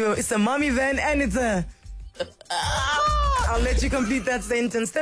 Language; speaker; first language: English; non-native, local second language; Xhosa